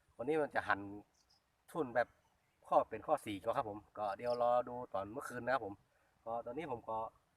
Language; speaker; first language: Thai; native; Thai